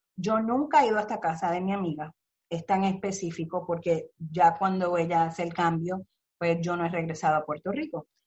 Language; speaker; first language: Spanish; native; Spanish